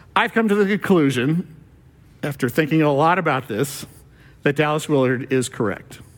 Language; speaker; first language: English; native; English